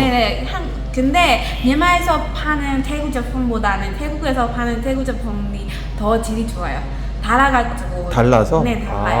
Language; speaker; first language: Korean; non-native, learner; Burmese